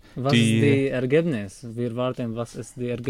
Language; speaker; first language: German; non-native, learner; Arabic